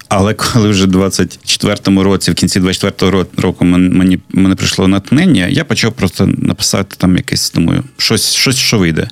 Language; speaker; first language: Ukrainian; non-native, local second language; Russian